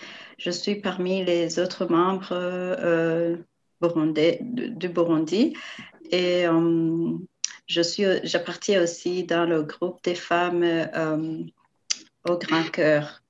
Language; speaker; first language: French; non-native, local second language; Rundi